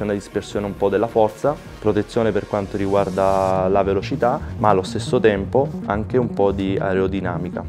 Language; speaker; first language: Italian; native; Italian